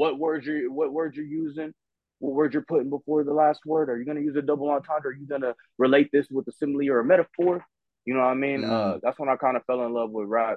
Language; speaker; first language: English; native; English